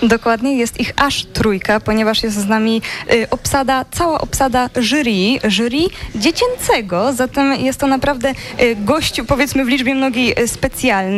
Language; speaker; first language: Polish; native; Polish